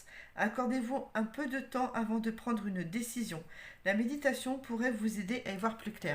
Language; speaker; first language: French; native; French